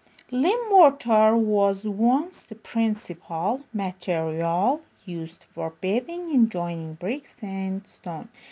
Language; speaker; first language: English; non-native, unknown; Persian